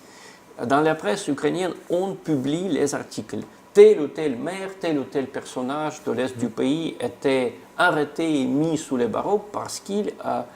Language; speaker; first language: French; non-native, fluent; Russian